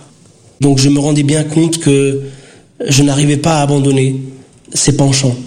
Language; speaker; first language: French; early bilingual, other home language; Portuguese